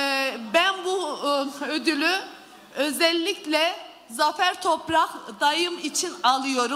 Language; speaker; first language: Turkish; early bilingual, heritage; Turkish